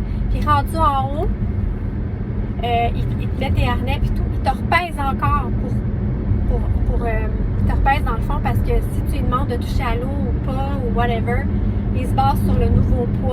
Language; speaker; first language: French; native; French